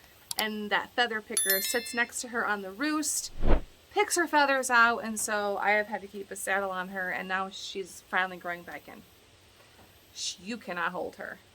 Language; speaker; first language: English; native; English